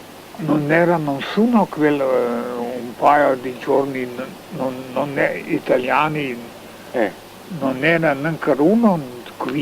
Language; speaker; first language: Italian; non-native, learner; Slovenian